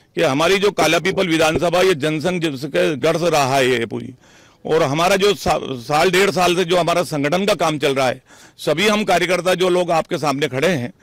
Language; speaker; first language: Hindi; native; Hindi